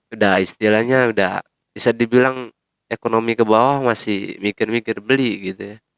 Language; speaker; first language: Indonesian; non-native, local second language; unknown